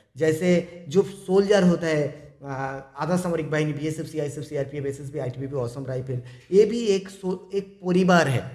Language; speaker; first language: Hindi; non-native, local second language; Bangla